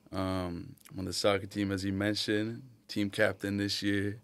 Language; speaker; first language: English; early bilingual, other home language; Arabic